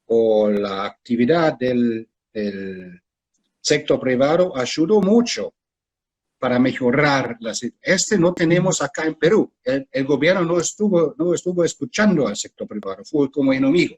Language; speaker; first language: Spanish; non-native, fluent; German